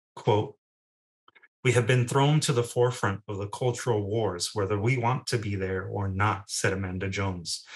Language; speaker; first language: English; early bilingual, other home language; Spanish